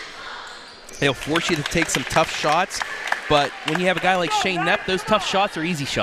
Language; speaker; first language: English; native; English